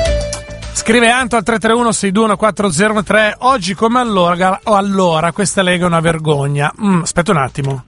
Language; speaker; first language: Italian; native; Italian